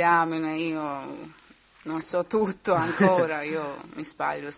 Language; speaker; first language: Italian; non-native, learner; Swedish